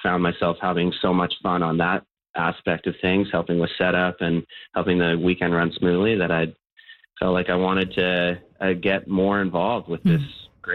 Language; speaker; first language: English; native; English